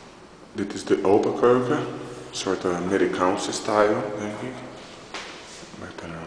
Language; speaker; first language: Dutch; non-native, fluent; Portuguese